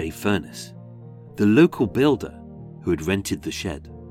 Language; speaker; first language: English; native; English